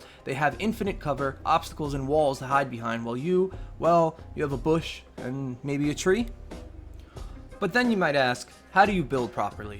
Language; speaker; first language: English; native; English